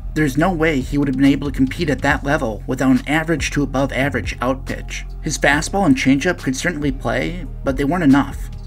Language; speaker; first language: English; native; English